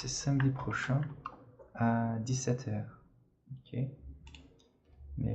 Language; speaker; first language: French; non-native, fluent; Portuguese